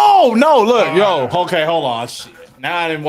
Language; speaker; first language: English; native; English